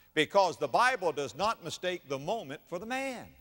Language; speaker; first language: English; native; English